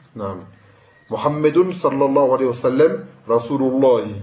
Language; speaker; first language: Arabic; non-native, fluent; French